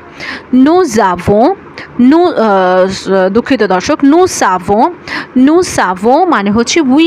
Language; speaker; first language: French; non-native, learner; Bangla